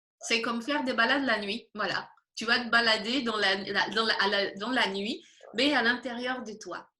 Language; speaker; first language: French; non-native, fluent; Spanish